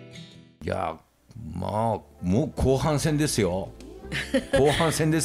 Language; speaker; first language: Japanese; native; Japanese